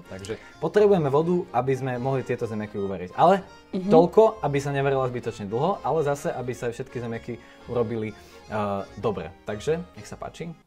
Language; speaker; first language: Slovak; native; Slovak